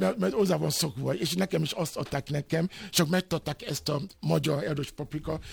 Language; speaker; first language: Hungarian; non-native, fluent; Yoruba